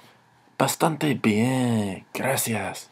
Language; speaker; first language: Spanish; non-native, learner; English